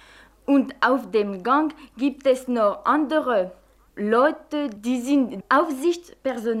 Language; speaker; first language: German; non-native, fluent; French